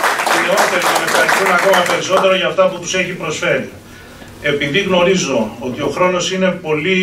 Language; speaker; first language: Greek; native; Greek